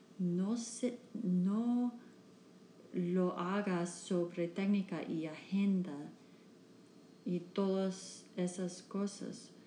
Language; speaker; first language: Spanish; non-native, learner; English